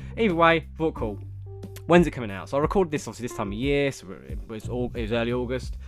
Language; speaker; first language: English; native; English